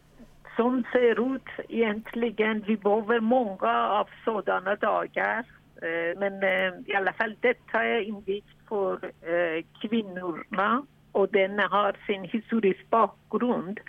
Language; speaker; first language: Swedish; non-native, fluent; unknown